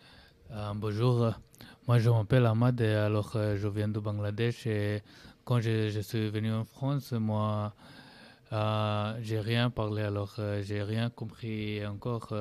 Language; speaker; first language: French; non-native, learner; Bangla